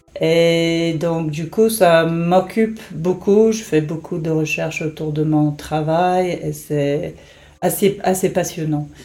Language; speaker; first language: French; non-native, fluent; English